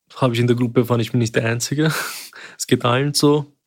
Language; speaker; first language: German; early bilingual, other home language; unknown